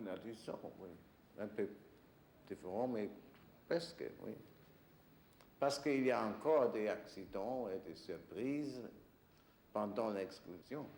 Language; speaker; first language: French; non-native, fluent; German